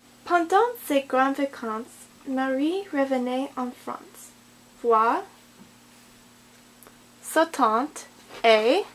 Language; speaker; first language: French; non-native, learner; English